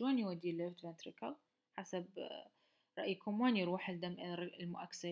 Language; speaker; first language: Arabic; native; Arabic